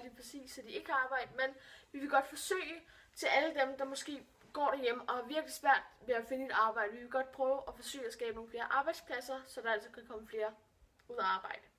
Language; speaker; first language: Danish; native; Danish